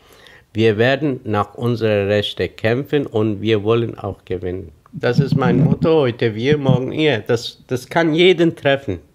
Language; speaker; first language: German; non-native, fluent; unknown